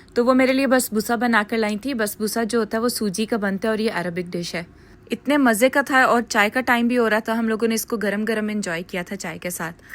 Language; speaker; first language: Urdu; native; Urdu